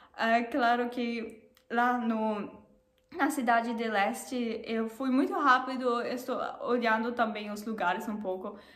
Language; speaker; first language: Portuguese; non-native, learner; German